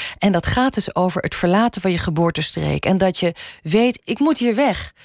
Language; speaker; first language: Dutch; non-native, local second language; Limburgish